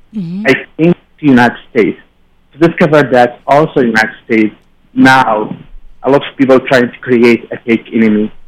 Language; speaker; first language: English; non-native, fluent; Arabic